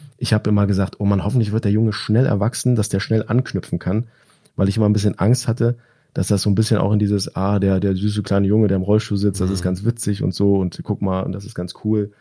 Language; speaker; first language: German; early bilingual, other home language; Turkish